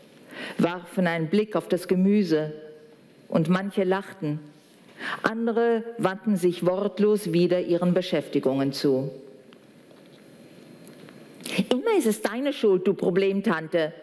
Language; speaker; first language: German; native; German